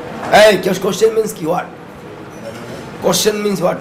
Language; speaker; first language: English; non-native, local second language; Bangla